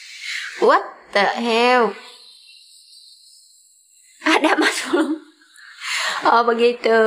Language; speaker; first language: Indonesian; non-native, learner; Vietnamese